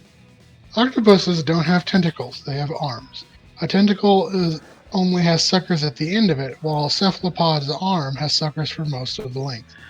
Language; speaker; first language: English; native; English